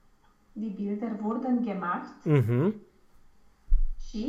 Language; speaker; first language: German; non-native, learner; Romanian